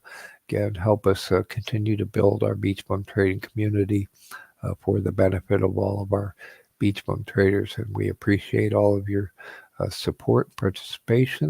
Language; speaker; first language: English; native; English